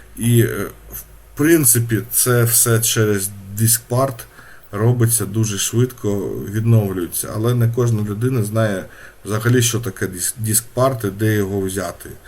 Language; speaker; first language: Ukrainian; non-native, local second language; Russian